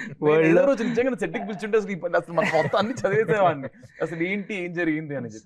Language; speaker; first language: Telugu; native; Telugu